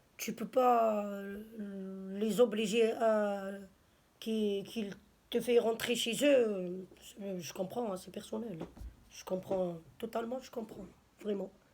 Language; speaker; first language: French; non-native, local second language; Arabic